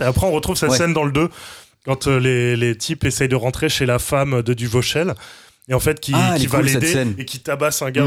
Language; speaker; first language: French; native; French